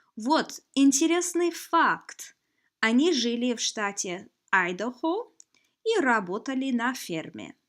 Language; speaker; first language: Russian; non-native, fluent; English